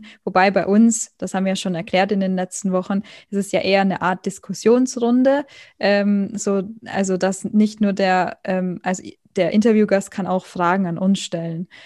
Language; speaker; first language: German; native; German